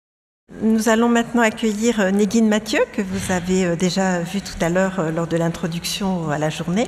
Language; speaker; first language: French; native; French